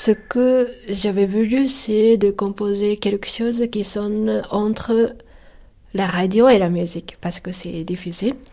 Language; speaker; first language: French; non-native, fluent; Japanese